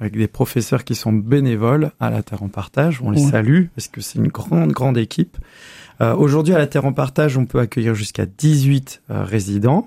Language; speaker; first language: French; native; French